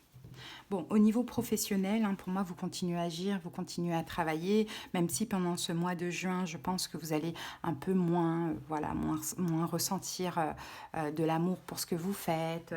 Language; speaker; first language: French; native; French